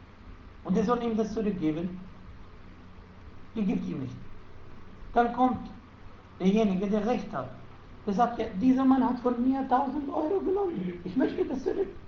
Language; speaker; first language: German; non-native, fluent; Arabic